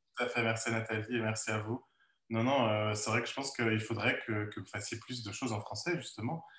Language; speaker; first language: French; native; French